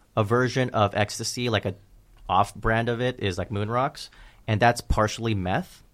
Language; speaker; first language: English; early bilingual, other home language; Filipino